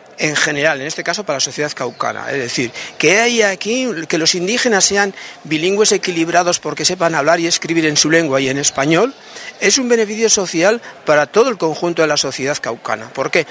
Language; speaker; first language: Spanish; non-native, local second language; Basque